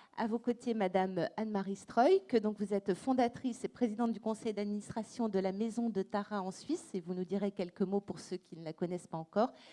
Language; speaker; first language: French; native; French